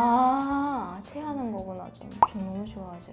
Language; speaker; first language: Korean; non-native, fluent; Japanese